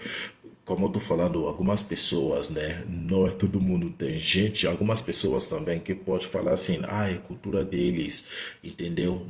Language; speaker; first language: Portuguese; non-native, fluent; Igbo